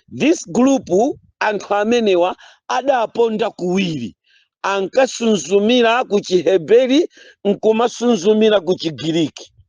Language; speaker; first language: Nyanja; non-native, local second language; Yao